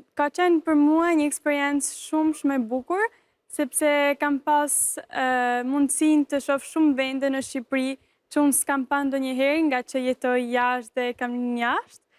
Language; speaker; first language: Albanian; early bilingual, heritage; Albanian